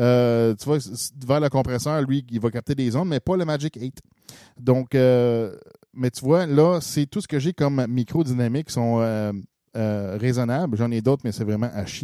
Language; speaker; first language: French; native; French